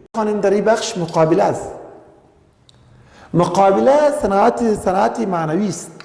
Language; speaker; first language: Persian; non-native, local second language; Pashto